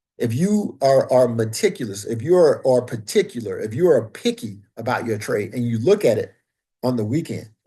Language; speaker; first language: English; native; English